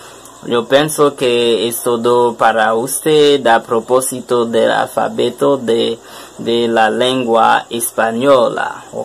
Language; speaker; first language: Spanish; non-native, learner; French